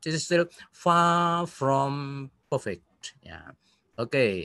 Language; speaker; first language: English; non-native, fluent; Indonesian